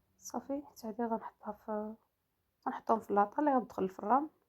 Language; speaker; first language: Arabic; native; Arabic